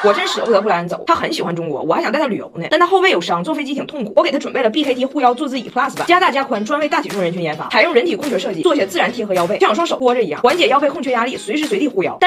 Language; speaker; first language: Chinese; native; Chinese